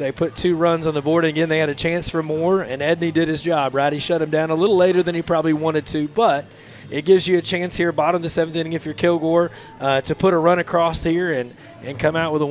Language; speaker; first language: English; native; English